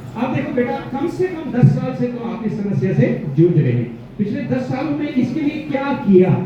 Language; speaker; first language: Hindi; non-native, local second language; Gujarati